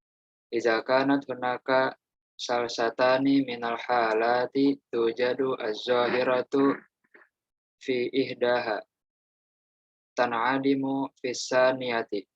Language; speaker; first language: Arabic; non-native, learner; Indonesian